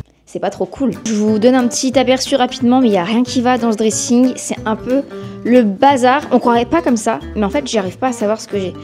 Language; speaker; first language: French; native; French